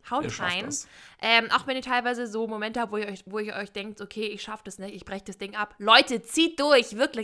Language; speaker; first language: German; native; German